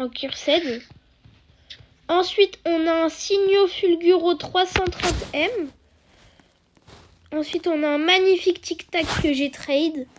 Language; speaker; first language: French; native; French